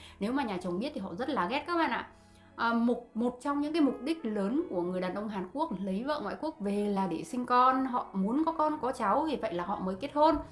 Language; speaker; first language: Vietnamese; native; Vietnamese